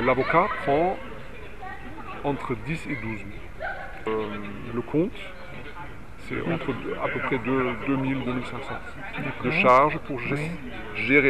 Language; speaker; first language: French; non-native, fluent; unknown